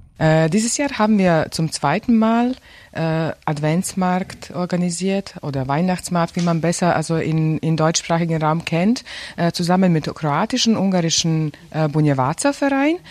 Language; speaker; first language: German; non-native, fluent; Serbian